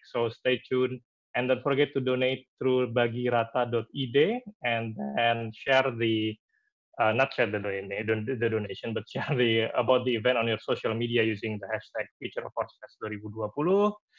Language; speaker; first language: English; non-native, fluent; Indonesian